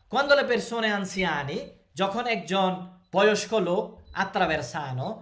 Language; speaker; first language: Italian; non-native, fluent; Bangla